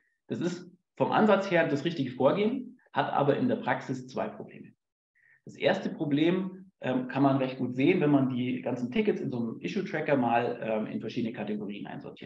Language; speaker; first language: German; native; German